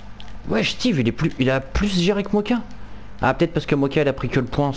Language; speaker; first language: French; native; French